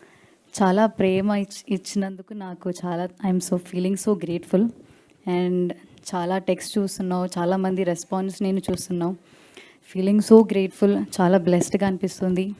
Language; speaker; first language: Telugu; non-native, learner; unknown